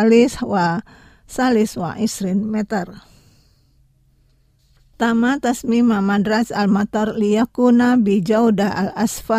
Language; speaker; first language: Arabic; non-native, fluent; Indonesian